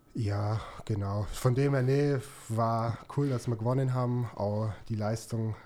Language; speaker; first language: German; native; German